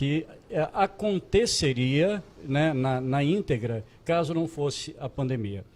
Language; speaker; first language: Portuguese; native; Portuguese